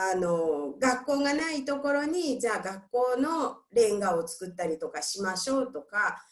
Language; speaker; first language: Japanese; non-native, fluent; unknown